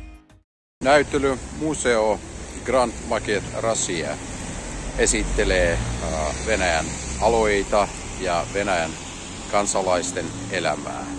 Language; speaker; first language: Finnish; non-native, fluent; Russian